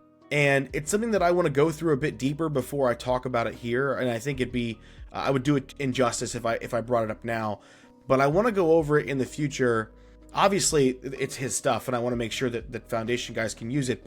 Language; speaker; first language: English; native; English